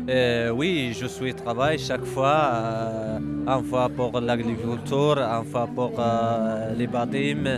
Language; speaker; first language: French; non-native, learner; Arabic